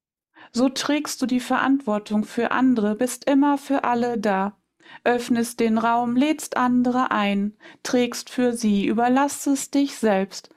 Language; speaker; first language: German; native; German